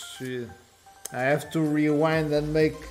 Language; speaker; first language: English; non-native, learner; Portuguese